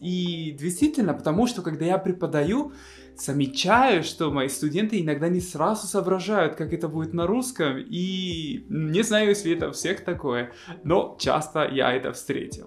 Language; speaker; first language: Russian; non-native, fluent; Spanish